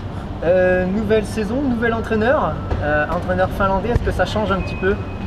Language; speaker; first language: French; native; French